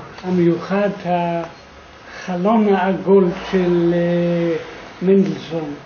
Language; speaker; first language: Hebrew; early bilingual, other home language; German